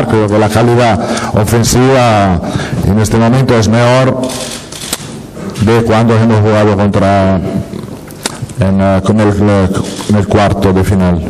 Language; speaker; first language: Spanish; non-native, fluent; Italian